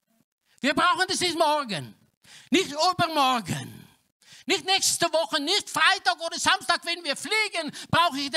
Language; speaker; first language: German; non-native, learner; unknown